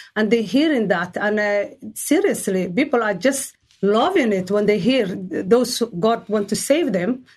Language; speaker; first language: English; non-native, learner; Somali